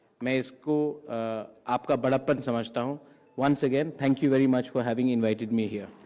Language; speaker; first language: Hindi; non-native, local second language; Kok Borok